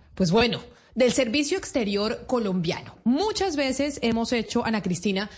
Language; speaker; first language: Spanish; native; Spanish